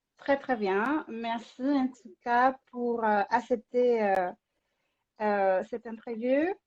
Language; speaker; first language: French; non-native, fluent; Spanish